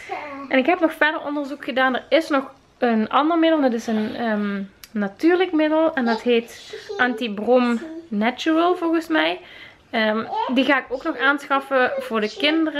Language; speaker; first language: Dutch; native; Dutch